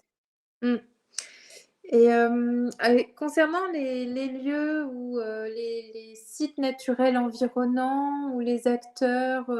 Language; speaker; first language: French; native; French